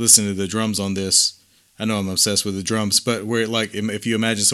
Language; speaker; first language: English; native; English